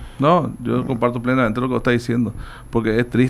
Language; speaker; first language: Spanish; native; Spanish